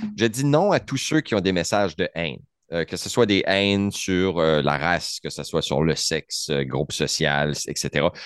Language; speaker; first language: French; native; French